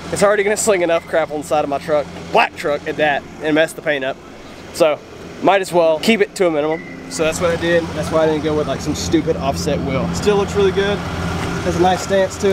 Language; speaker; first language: English; native; English